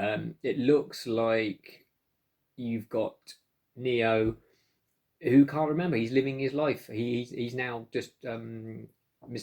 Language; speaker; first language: English; native; English